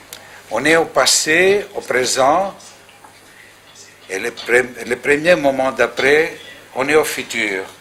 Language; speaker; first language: French; non-native, fluent; Greek